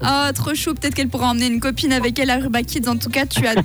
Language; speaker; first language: French; native; French